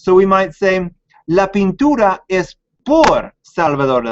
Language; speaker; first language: Spanish; non-native, fluent; English